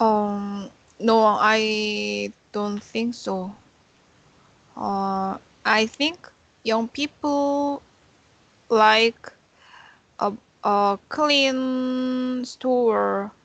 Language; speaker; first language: English; non-native, learner; Korean